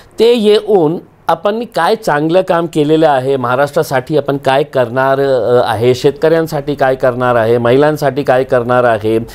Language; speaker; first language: Marathi; non-native, local second language; Urdu